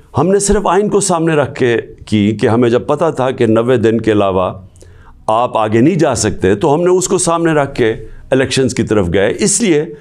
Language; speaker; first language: Urdu; native; Urdu